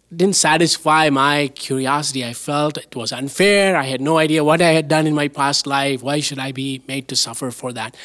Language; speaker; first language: English; non-native, local second language; Tamil